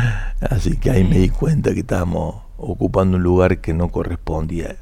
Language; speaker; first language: Spanish; native; Spanish